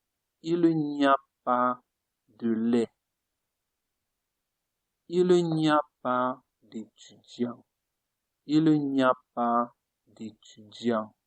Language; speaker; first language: French; non-native, fluent; Italian